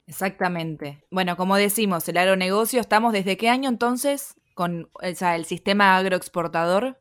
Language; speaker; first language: Spanish; native; Spanish